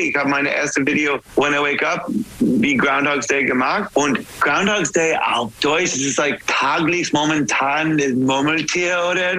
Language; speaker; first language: German; non-native, learner; English